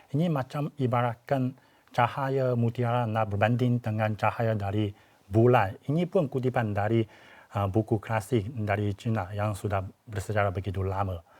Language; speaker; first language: Malay; non-native, fluent; Chinese